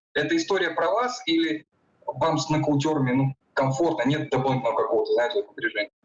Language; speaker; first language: Russian; native; Russian